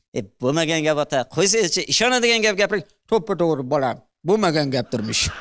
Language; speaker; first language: Uzbek; native; Uzbek